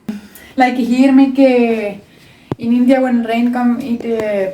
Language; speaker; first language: English; non-native, learner; Spanish